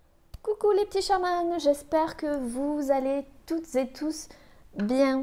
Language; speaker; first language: French; native; French